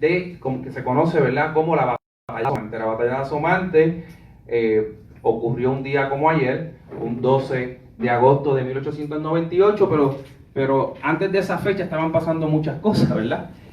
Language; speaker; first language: Spanish; native; Spanish